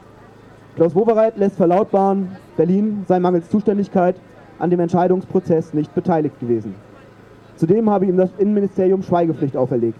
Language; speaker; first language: German; native; German